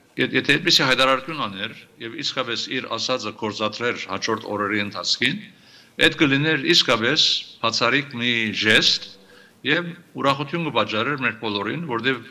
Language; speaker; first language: Armenian; early bilingual, heritage; Armenian